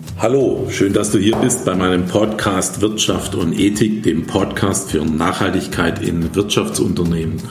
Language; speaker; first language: German; native; German